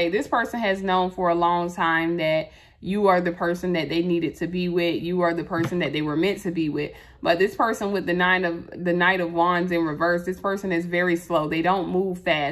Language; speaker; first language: English; native; English